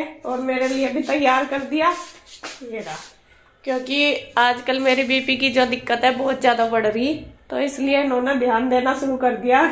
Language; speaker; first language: Hindi; native; Hindi